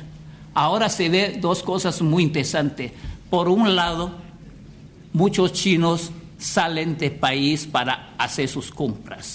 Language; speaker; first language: Spanish; non-native, fluent; Chinese